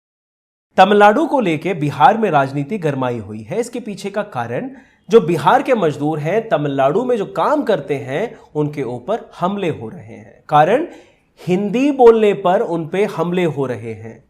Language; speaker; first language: Hindi; native; Hindi